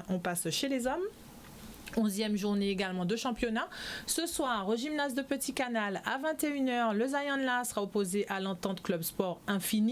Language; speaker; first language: French; native; French